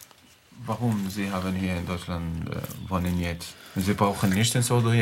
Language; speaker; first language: German; non-native, learner; Arabic